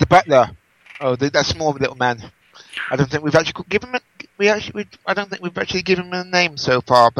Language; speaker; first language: English; native; English